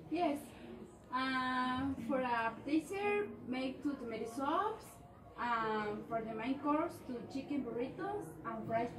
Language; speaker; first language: English; non-native, learner; Spanish